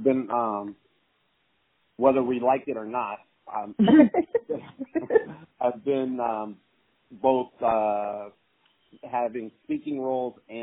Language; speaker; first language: English; native; English